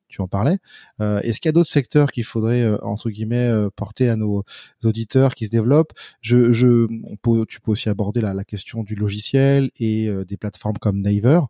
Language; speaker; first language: French; native; French